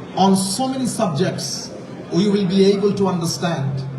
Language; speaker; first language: English; non-native, local second language; Bangla